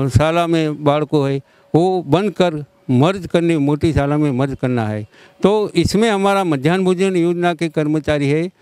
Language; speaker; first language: Hindi; non-native, local second language; Gujarati